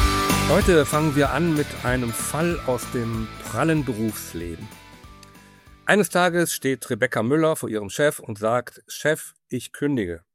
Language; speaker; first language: German; native; German